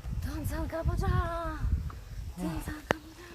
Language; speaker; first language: Korean; non-native, learner; Russian